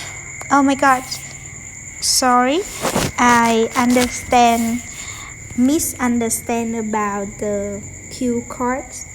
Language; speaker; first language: English; non-native, learner; Vietnamese